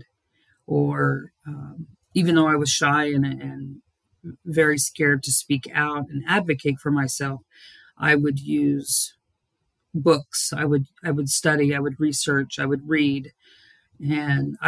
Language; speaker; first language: English; native; English